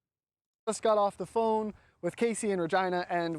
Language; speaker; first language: English; native; English